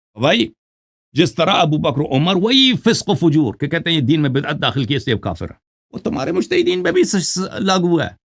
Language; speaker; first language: Urdu; non-native, fluent; Persian